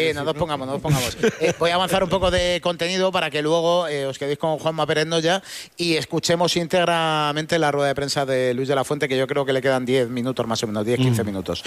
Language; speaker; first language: Spanish; native; Spanish